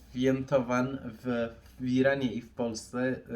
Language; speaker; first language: Polish; non-native, fluent; Persian